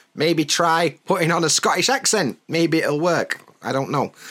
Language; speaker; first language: English; native; English